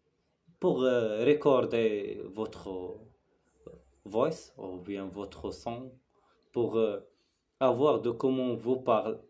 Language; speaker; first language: French; non-native, learner; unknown